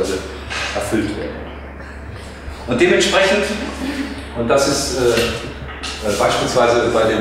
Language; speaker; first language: German; native; German